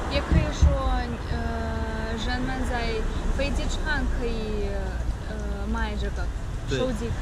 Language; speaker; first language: Chinese; non-native, fluent; Russian